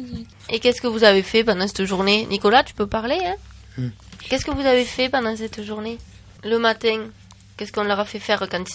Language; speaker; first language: French; native; French